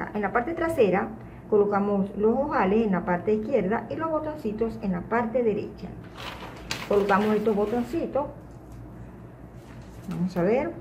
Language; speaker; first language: Spanish; native; Spanish